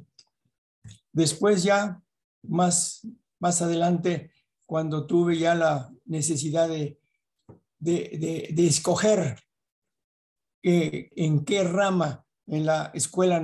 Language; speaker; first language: Spanish; native; Spanish